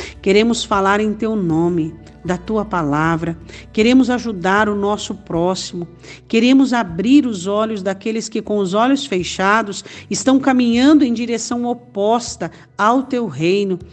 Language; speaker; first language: Portuguese; native; Portuguese